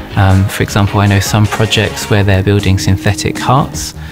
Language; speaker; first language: English; native; English